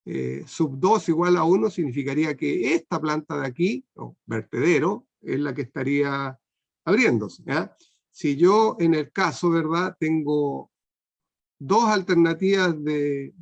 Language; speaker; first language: Spanish; non-native, fluent; Portuguese